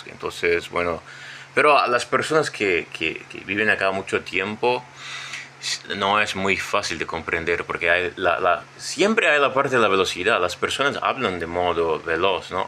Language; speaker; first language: Spanish; non-native, fluent; Portuguese